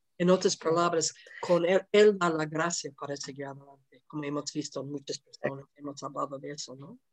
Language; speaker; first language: Spanish; non-native, fluent; English